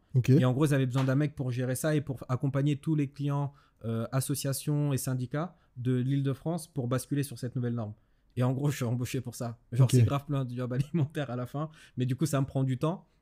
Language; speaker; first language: French; native; French